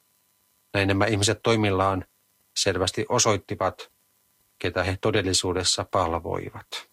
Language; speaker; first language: Finnish; native; Finnish